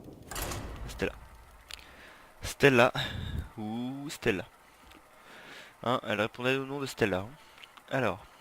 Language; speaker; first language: French; native; French